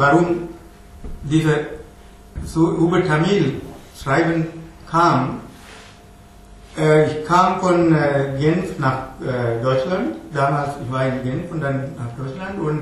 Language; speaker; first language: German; non-native, fluent; Tamil